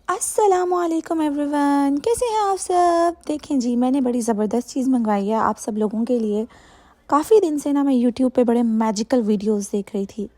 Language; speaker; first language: Urdu; native; Urdu